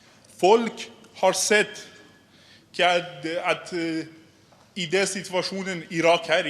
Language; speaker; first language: Norwegian; non-native, fluent; Persian